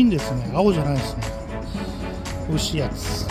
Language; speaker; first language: Japanese; native; Japanese